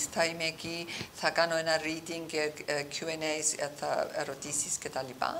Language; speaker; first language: Greek; early bilingual, heritage; Greek